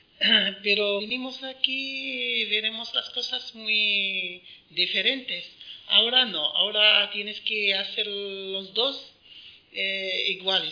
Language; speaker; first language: Spanish; non-native, learner; Arabic